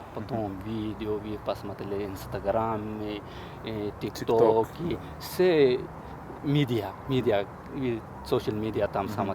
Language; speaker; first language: Russian; non-native, learner; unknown